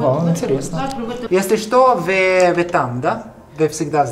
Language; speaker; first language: Russian; non-native, learner; Italian